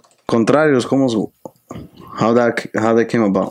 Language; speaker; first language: English; early bilingual, other home language; Spanish